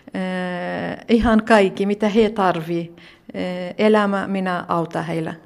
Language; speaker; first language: Finnish; non-native, learner; Central Kurdish